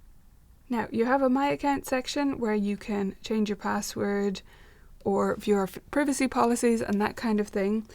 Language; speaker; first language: English; native; English